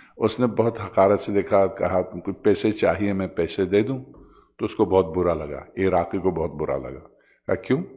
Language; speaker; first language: Urdu; native; Urdu